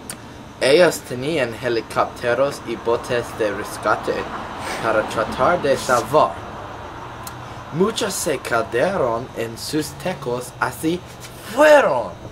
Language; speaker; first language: Spanish; non-native, learner; English